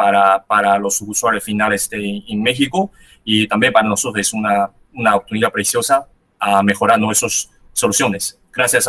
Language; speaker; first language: Spanish; non-native, fluent; Chinese